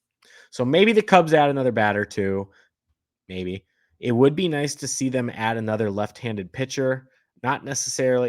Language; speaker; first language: English; native; English